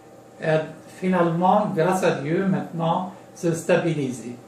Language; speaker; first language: French; non-native, local second language; Arabic